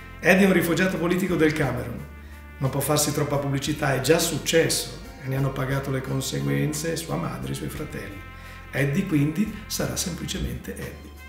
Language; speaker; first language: Italian; native; Italian